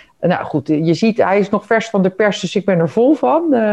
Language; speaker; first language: Dutch; native; Dutch